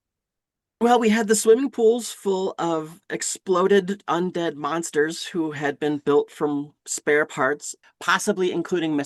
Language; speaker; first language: English; native; English